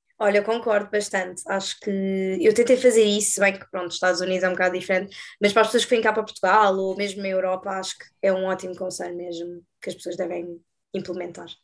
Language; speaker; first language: Portuguese; native; Portuguese